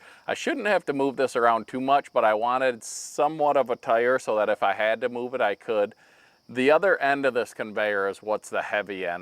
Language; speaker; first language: English; native; English